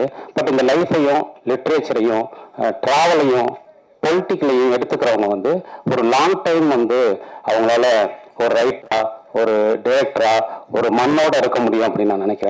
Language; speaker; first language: Tamil; native; Tamil